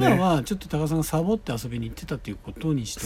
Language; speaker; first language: Japanese; native; Japanese